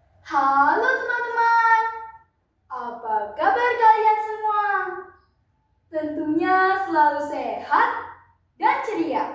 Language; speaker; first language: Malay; non-native, local second language; Balinese